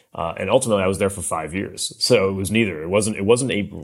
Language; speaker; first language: English; native; English